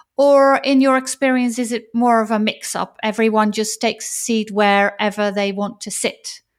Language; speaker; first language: English; non-native, fluent; Dutch